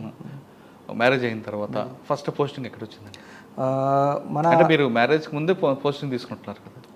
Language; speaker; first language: Telugu; native; Telugu